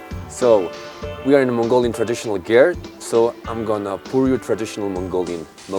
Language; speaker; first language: English; non-native, local second language; Mongolian